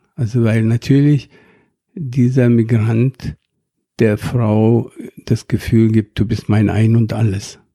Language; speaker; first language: German; non-native, fluent; Arabic